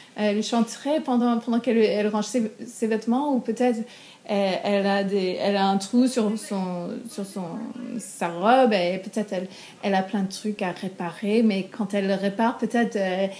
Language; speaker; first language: French; non-native, fluent; English